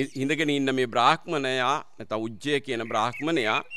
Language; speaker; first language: Sinhala; native; Sinhala